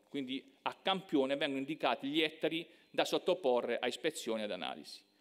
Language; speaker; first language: Italian; native; Italian